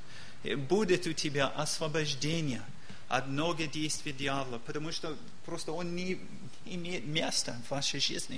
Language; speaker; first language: Russian; non-native, learner; English